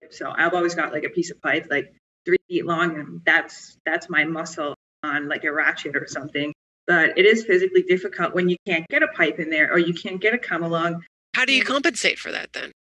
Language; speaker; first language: English; native; English